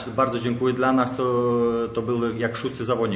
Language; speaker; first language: Polish; non-native, fluent; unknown